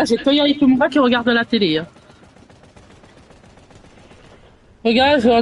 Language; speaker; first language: French; native; French